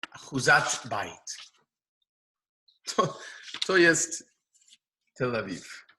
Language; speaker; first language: Polish; non-native, learner; Hebrew